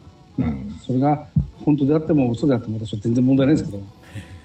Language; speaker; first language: Japanese; native; Japanese